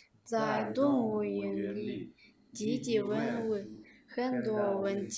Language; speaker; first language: Chinese; non-native, learner; Kyrgyz